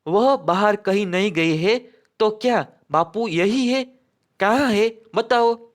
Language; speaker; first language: Hindi; non-native, local second language; Gujarati